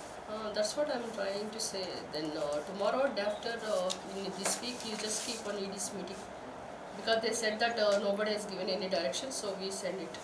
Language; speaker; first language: English; non-native, local second language; Telugu